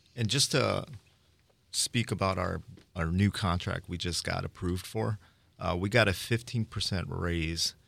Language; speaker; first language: English; early bilingual, other home language; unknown